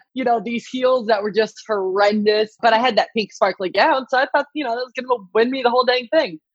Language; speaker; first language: English; native; English